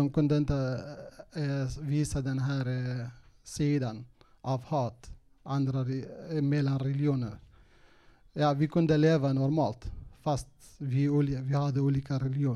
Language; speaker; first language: Swedish; non-native, local second language; Kurdish